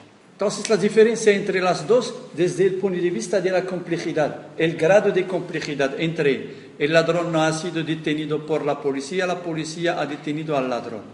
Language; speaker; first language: Spanish; non-native, fluent; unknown